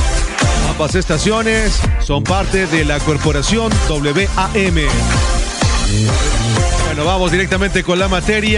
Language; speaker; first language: Spanish; native; Spanish